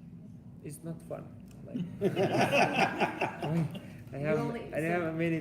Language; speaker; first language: English; non-native, learner; Russian